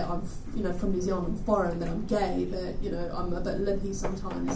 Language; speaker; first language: English; native; English